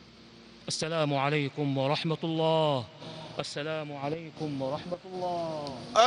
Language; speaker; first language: Arabic; native; Arabic